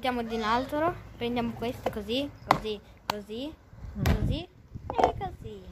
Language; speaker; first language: Italian; early bilingual, other home language; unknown